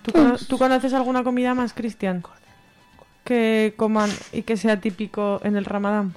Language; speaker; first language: Spanish; native; Spanish